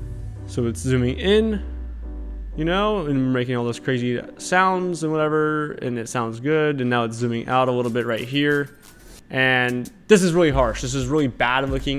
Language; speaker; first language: English; native; English